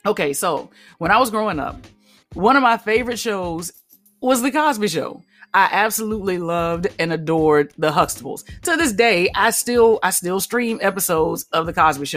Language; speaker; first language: English; native; English